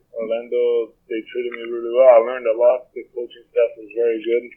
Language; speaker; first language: English; non-native, fluent; Portuguese